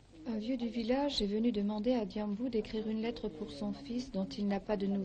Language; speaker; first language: French; native; French